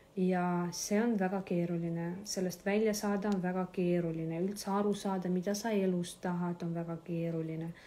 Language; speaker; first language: Estonian; non-native, local second language; Russian